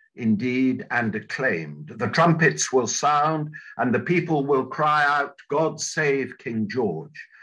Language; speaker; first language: English; native; English